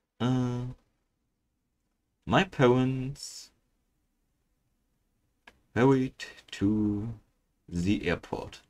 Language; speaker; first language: English; non-native, fluent; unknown